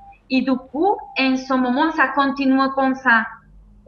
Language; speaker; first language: French; non-native, fluent; Spanish